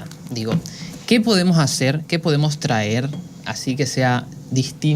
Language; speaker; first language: Spanish; native; Spanish